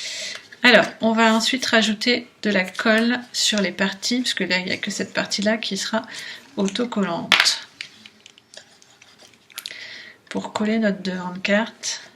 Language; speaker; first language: French; native; French